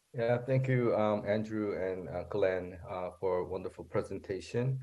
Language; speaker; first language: English; non-native, fluent; Korean